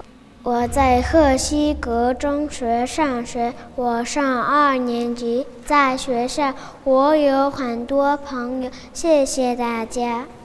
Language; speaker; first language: Chinese; non-native, learner; Mongolian